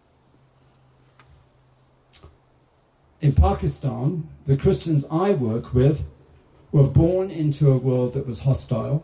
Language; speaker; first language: English; native; English